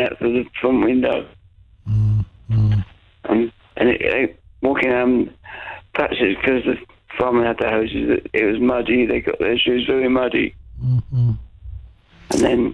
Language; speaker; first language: English; native; English